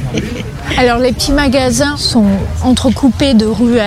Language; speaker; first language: French; native; French